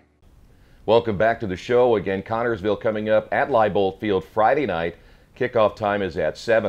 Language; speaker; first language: English; native; English